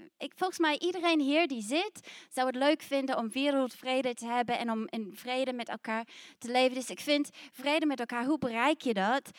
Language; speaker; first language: Dutch; non-native, fluent; English